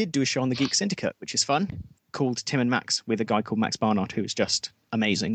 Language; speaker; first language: English; native; English